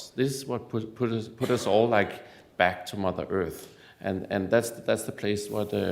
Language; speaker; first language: English; non-native, fluent; Danish